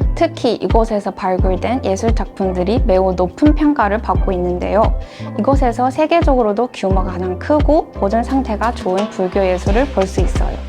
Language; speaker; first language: Korean; non-native, fluent; Chinese